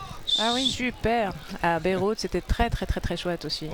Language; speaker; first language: French; non-native, local second language; Arabic